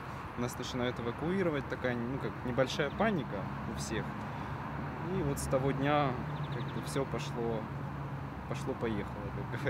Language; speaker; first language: Russian; native; Russian